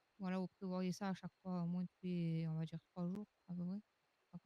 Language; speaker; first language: French; native; French